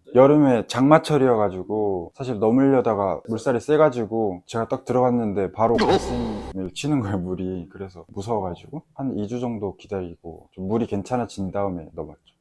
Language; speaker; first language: Korean; native; Korean